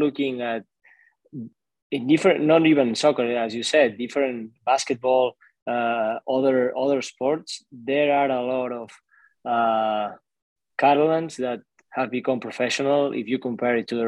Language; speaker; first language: English; non-native, fluent; Spanish